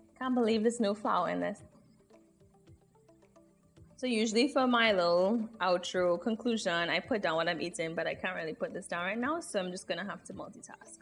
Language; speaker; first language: English; native; English